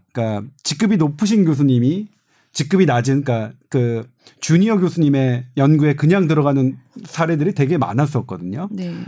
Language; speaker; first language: Korean; native; Korean